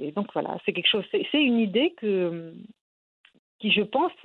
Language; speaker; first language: French; non-native, local second language; Arabic